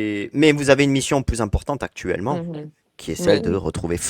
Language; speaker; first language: French; native; French